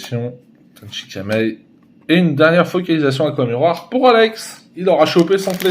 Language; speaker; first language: French; native; French